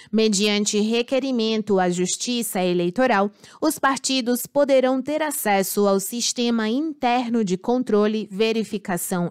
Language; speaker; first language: Portuguese; native; Portuguese